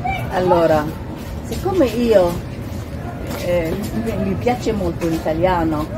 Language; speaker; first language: Italian; non-native, fluent; Arabic